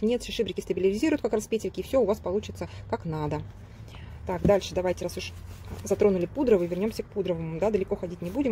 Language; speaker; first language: Russian; native; Russian